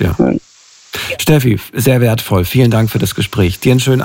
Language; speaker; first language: German; native; German